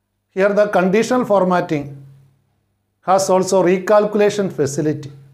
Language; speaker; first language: English; non-native, local second language; Malayalam